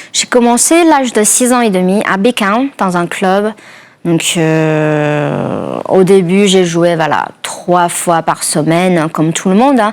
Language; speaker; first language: French; non-native, fluent; Chinese